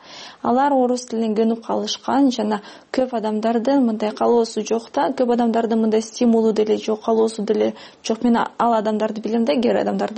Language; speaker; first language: Kyrgyz; non-native, fluent; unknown